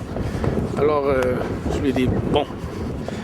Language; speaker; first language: French; non-native, fluent; Portuguese